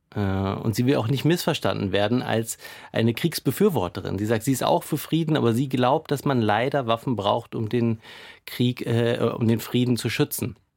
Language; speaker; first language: German; native; German